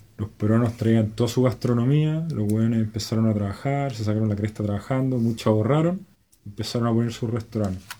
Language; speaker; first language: Spanish; native; Spanish